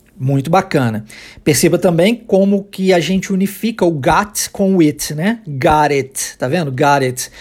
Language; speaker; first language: Portuguese; early bilingual, heritage; English